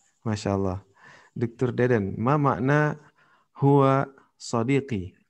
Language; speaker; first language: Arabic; non-native, fluent; Indonesian